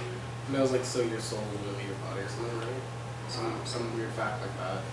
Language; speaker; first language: English; native; English